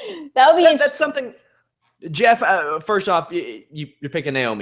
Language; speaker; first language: English; native; English